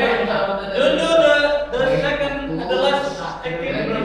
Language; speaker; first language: English; non-native, fluent; Indonesian